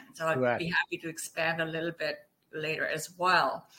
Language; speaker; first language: English; non-native, fluent; German